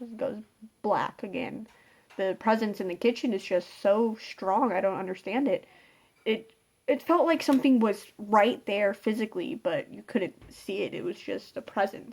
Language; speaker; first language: English; native; English